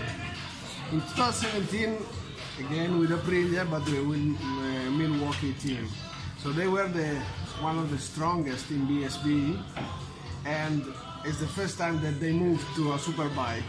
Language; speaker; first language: English; non-native, fluent; Italian